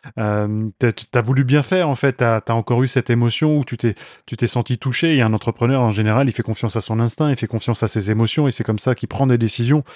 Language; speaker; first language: French; native; French